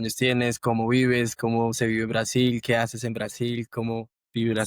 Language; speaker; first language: Spanish; native; Spanish